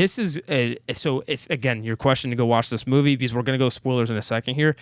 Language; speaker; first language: English; native; English